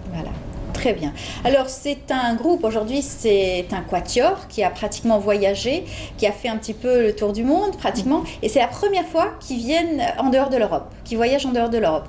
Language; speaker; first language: French; native; French